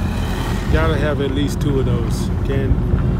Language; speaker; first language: English; native; English